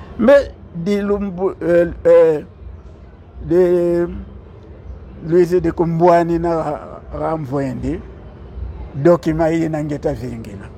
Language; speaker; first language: Lingala; non-native, local second language; Kongo